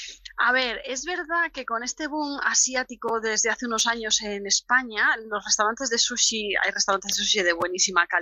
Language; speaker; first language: Spanish; native; Spanish